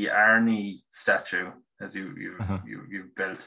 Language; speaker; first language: English; native; English